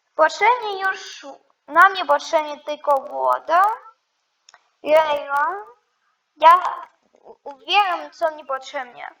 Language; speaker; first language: Polish; non-native, learner; Ukrainian